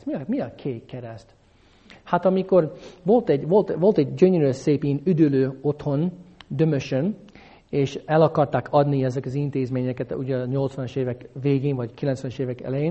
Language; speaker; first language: Hungarian; non-native, fluent; English